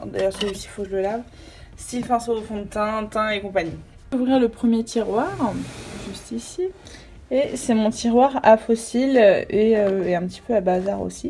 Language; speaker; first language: French; native; French